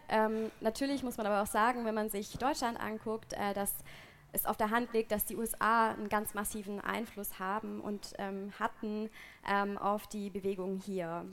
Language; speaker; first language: German; native; German